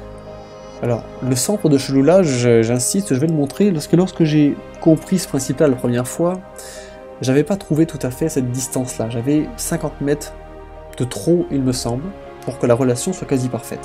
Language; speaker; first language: French; native; French